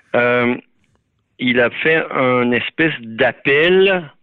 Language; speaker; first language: French; early bilingual, other home language; Persian